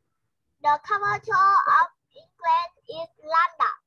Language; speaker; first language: English; non-native, learner; Vietnamese